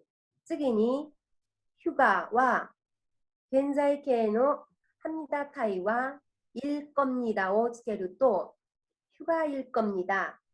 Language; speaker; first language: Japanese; non-native, fluent; Korean